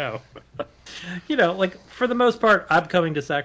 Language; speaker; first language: English; native; English